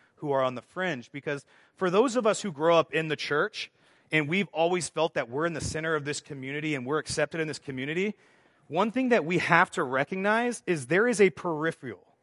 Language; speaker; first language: English; native; English